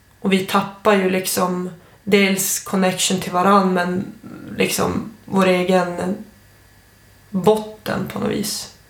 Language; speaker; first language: Swedish; native; Swedish